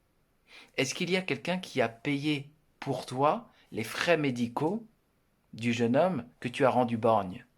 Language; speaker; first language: French; native; French